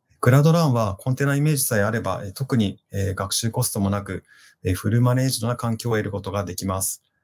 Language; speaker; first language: Japanese; native; Japanese